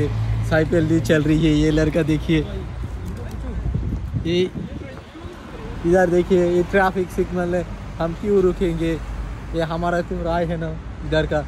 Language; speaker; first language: Hindi; non-native, learner; Bangla